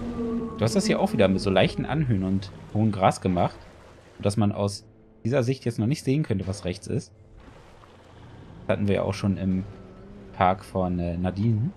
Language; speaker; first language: German; native; German